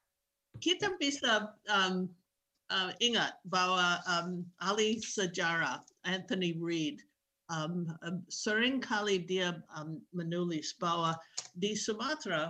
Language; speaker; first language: Indonesian; non-native, fluent; English